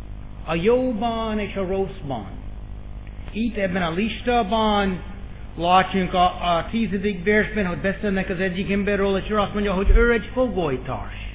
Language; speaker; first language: Hungarian; non-native, fluent; English